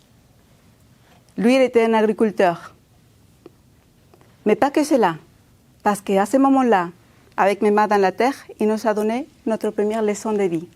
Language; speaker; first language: French; non-native, fluent; Spanish